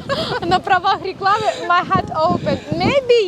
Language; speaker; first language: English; non-native, learner; Russian